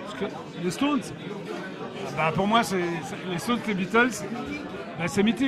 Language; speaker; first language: French; native; French